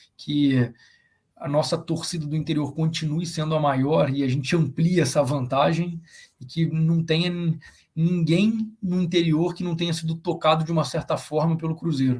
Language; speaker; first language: Portuguese; native; Portuguese